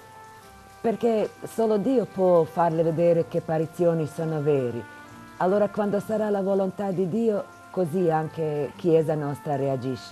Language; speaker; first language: Italian; non-native, fluent; Croatian